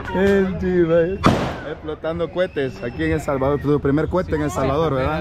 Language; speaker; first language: Spanish; native; Spanish